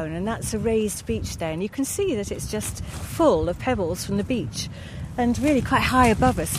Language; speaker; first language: English; native; English